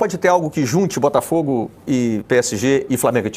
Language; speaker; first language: Portuguese; native; Portuguese